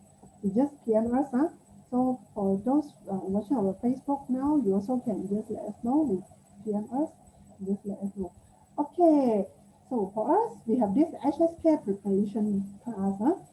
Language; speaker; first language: English; non-native, local second language; Chinese